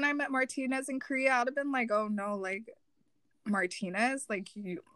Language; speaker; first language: English; non-native, fluent; Korean